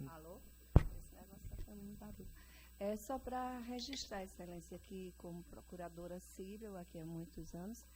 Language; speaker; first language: Portuguese; native; Portuguese